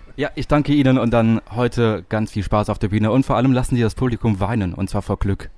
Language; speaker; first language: German; native; German